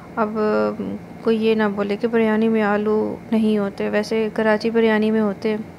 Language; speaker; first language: Urdu; native; Urdu